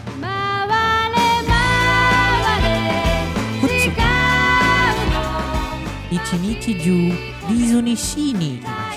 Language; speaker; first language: Japanese; non-native, learner; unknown